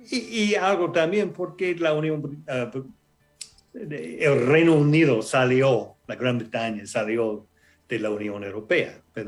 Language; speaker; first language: Spanish; non-native, fluent; English